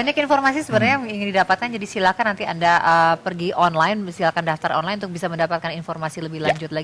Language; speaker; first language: Indonesian; native; Indonesian